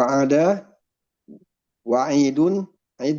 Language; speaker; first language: Arabic; non-native, learner; Indonesian